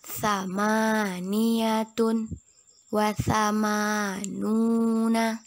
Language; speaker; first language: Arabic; non-native, fluent; Indonesian